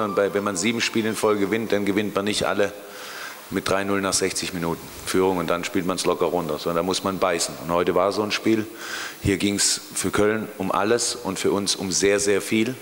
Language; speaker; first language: German; native; German